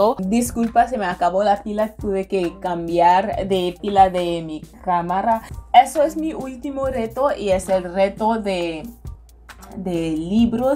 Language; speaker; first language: Spanish; non-native, fluent; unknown